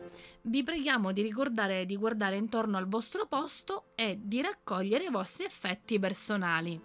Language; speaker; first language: Italian; native; Italian